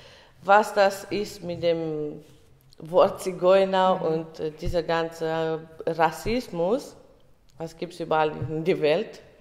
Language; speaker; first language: German; early bilingual, other home language; Romany